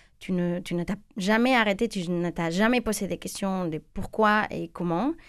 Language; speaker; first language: French; non-native, fluent; Spanish